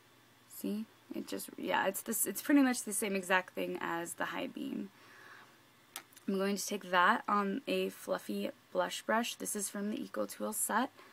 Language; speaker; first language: English; native; English